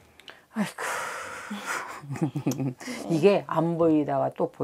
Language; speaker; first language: Korean; native; Korean